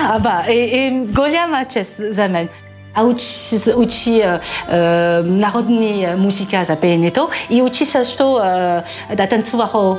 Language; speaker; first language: Bulgarian; non-native, learner; French